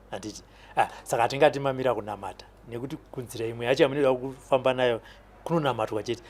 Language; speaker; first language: Shona; native; Shona